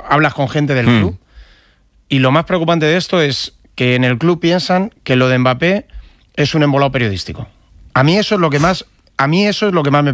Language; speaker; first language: Spanish; native; Spanish